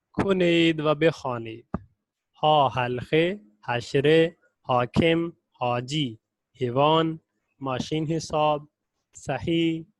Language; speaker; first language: Persian; non-native, fluent; Urdu